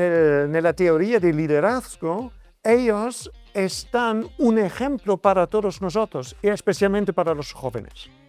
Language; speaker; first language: Spanish; non-native, fluent; German